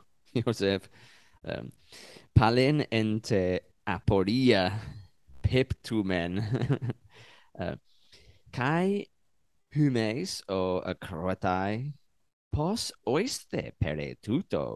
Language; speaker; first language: Greek; non-native, learner; English